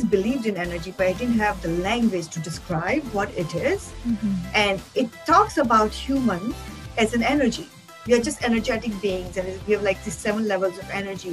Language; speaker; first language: English; non-native, local second language; Hindi